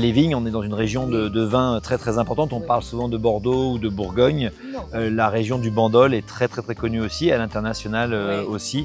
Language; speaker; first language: French; native; French